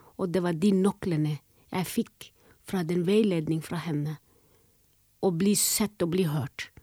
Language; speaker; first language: Norwegian; non-native, fluent; Somali